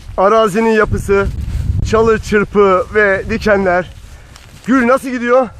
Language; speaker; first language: Turkish; native; Turkish